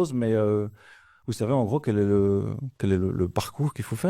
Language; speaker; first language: French; native; French